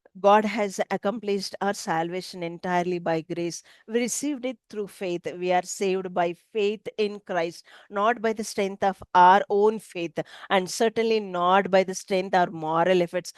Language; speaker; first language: English; non-native, local second language; Telugu